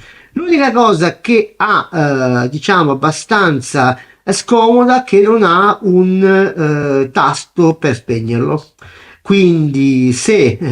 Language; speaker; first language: Italian; native; Italian